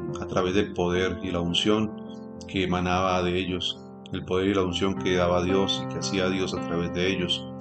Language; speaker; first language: Spanish; native; Spanish